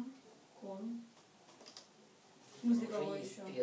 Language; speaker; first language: Russian; native; Russian